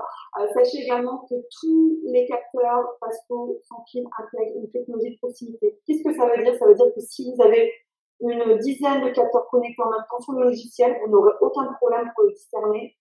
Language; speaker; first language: French; native; French